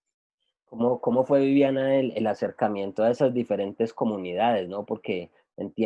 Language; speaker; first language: Spanish; native; Spanish